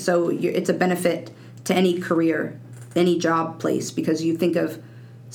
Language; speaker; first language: English; native; English